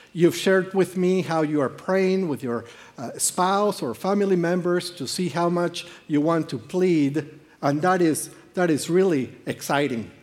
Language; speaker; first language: English; non-native, fluent; Spanish